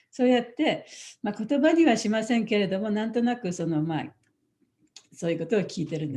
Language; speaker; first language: Japanese; native; Japanese